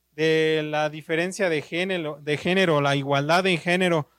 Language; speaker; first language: Spanish; native; Spanish